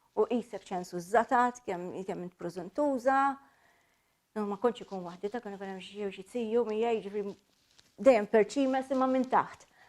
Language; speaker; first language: Maltese; native; Maltese